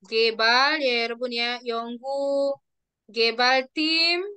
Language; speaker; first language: Korean; non-native, learner; Indonesian